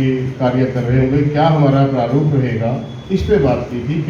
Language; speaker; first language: Hindi; native; Hindi